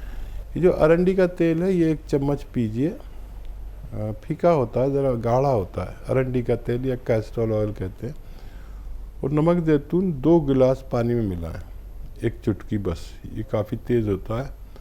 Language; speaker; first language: Hindi; native; Hindi